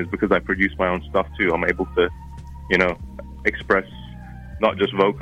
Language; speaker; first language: English; non-native, local second language; Arabic